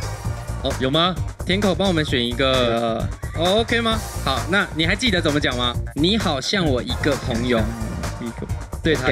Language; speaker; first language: Chinese; native; Chinese